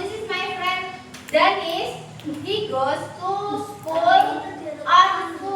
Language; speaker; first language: English; non-native, learner; Indonesian